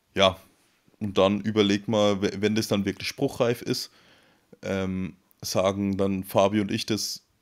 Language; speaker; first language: German; native; German